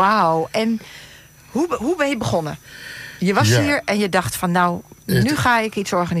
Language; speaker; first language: Dutch; native; Dutch